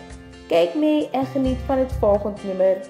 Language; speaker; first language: Dutch; native; Dutch